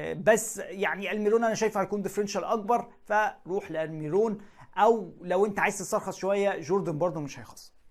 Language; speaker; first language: Arabic; native; Arabic